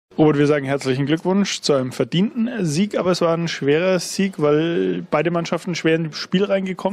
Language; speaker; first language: German; native; German